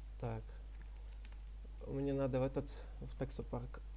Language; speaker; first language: Russian; native; Russian